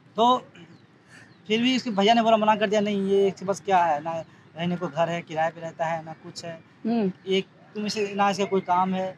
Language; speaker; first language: Hindi; native; Hindi